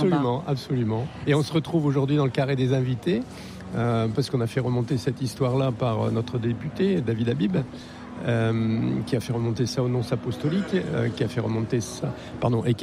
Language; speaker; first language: French; native; French